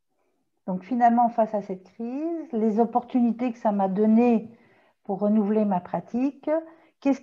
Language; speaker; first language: French; native; French